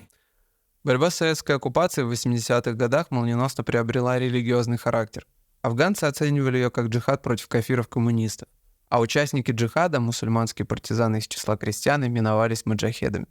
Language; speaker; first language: Russian; native; Russian